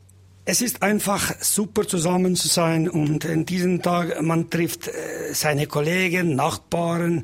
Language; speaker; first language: German; non-native, learner; Albanian